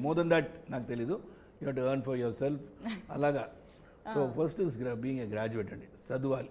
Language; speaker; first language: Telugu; non-native, local second language; Tamil